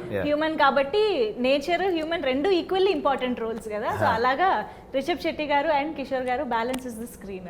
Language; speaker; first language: Telugu; native; Telugu